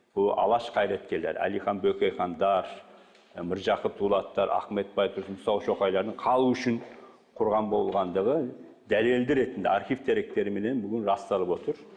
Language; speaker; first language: Kazakh; early bilingual, heritage; Kazakh